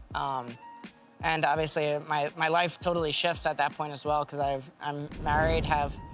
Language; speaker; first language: English; native; English